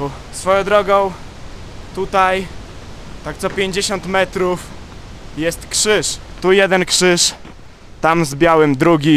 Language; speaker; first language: Polish; native; Polish